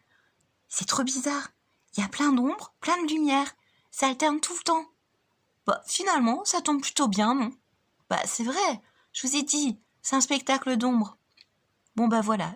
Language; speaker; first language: French; native; French